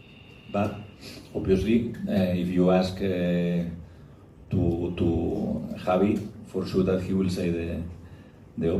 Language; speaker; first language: English; non-native, fluent; Spanish